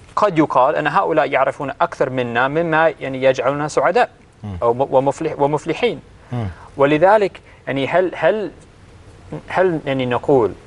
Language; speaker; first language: Arabic; non-native, fluent; English